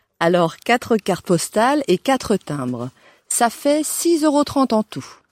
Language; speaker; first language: French; native; French